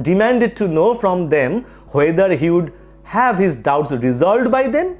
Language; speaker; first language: English; non-native, local second language; Bangla